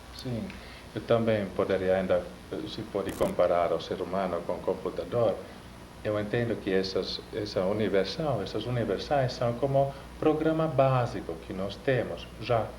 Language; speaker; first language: Portuguese; non-native, fluent; Finnish